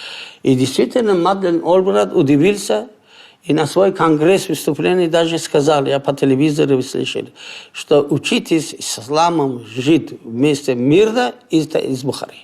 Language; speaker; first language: Russian; non-native, local second language; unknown